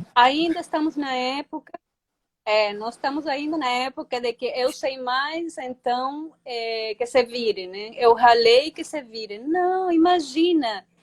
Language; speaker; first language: Portuguese; non-native, fluent; Spanish